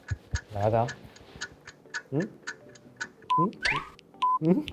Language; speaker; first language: Korean; native; Korean